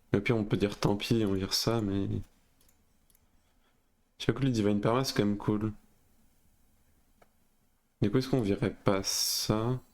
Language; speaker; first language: French; native; French